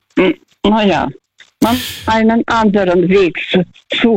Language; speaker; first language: German; non-native, fluent; Russian